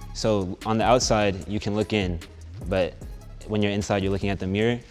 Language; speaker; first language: English; native; English